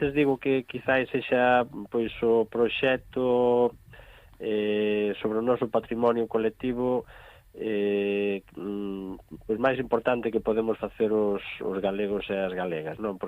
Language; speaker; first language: Galician; native; Galician